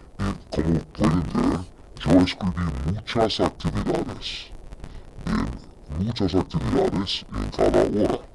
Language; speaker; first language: Spanish; non-native, fluent; English